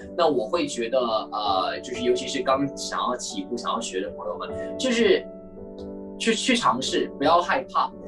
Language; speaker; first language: Chinese; native; Chinese